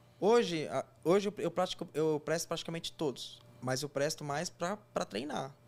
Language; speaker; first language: Portuguese; native; Portuguese